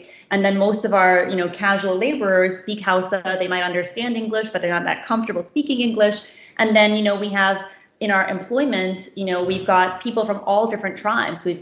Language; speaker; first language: English; native; English